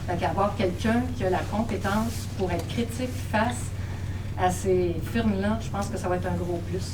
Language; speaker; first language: French; native; French